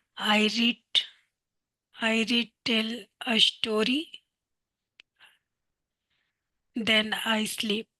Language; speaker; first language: English; non-native, learner; Hindi